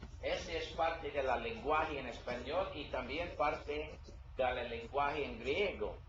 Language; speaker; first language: Spanish; non-native, learner; English